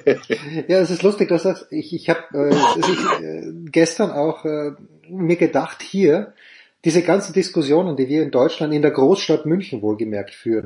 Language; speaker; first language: German; native; German